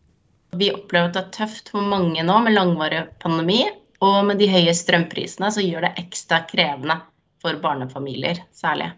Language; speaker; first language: Norwegian; native; Norwegian